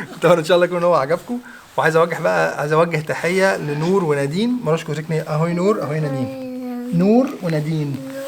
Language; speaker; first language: Arabic; native; Arabic